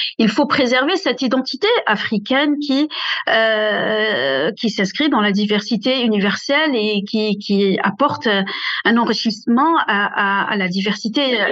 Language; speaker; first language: French; non-native, local second language; Arabic